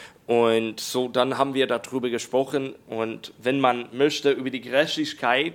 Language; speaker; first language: German; non-native, learner; English